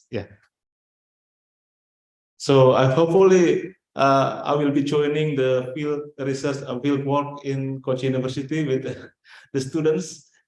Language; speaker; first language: English; non-native, fluent; Indonesian